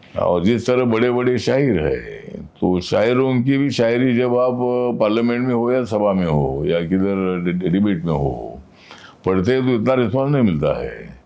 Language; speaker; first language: Hindi; non-native, local second language; Marathi